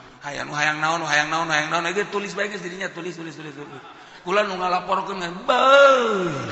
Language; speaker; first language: Sundanese; native; Sundanese